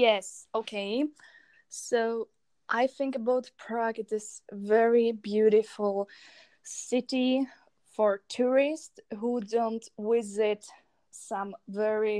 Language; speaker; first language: English; non-native, learner; Czech